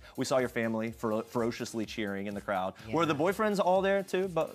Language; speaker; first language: English; native; English